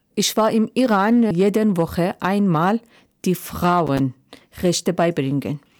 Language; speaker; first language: German; non-native, learner; Persian